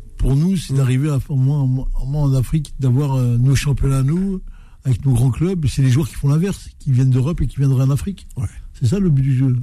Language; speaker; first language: French; native; French